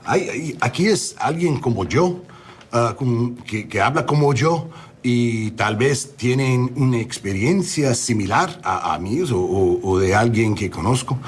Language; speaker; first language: Spanish; non-native, fluent; English